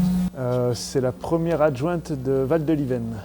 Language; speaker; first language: French; native; French